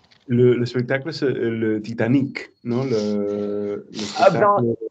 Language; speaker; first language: French; non-native, learner; English